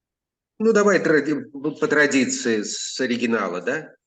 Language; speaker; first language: Russian; native; Russian